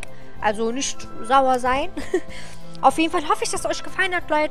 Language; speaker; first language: German; native; German